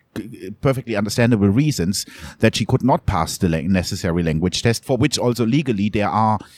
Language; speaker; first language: English; non-native, fluent; German